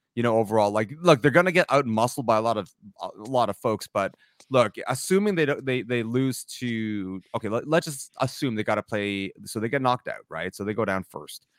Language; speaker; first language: English; native; English